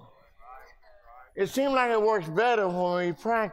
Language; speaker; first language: English; early bilingual, other home language; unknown